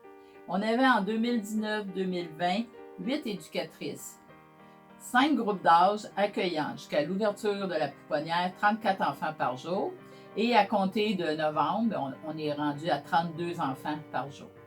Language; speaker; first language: French; native; French